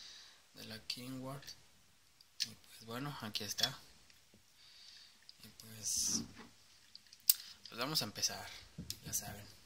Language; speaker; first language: Spanish; native; Spanish